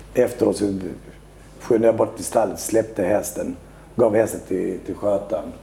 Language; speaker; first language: Swedish; early bilingual, other home language; Albanian